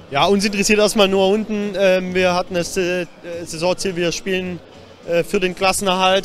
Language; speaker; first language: German; native; German